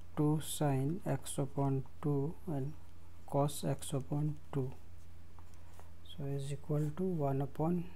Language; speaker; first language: English; non-native, local second language; Hindi